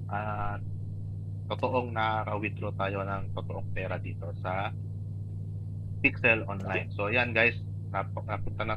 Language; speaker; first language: Filipino; native; Filipino